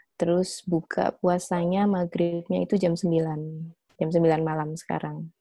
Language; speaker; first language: Indonesian; native; Indonesian